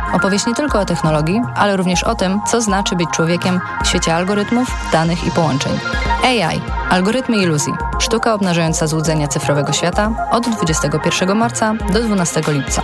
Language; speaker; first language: Polish; native; Polish